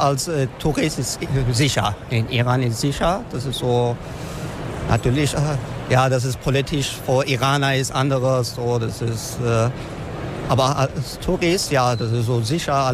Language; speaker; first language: German; non-native, learner; Persian